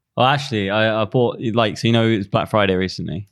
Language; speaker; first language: English; native; English